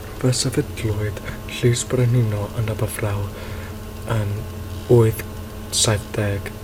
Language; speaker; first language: Welsh; native; Welsh